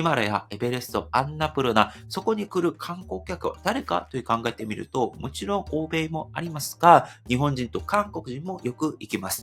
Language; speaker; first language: Japanese; non-native, fluent; Korean